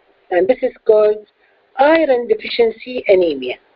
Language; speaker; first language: English; non-native, fluent; Arabic